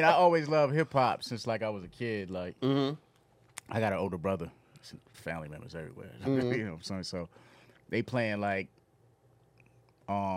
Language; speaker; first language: English; native; English